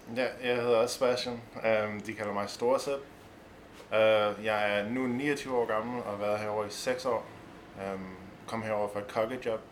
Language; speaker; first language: Danish; native; Danish